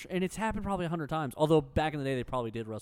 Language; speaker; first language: English; native; English